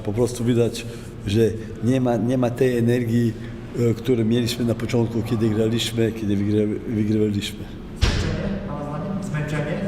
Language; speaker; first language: Polish; non-native, fluent; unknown